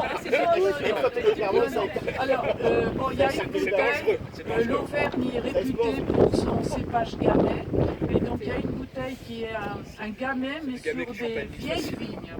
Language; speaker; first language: French; native; French